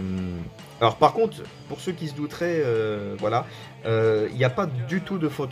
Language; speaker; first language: French; native; French